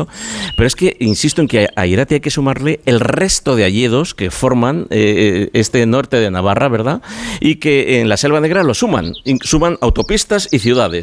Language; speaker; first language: Spanish; native; Spanish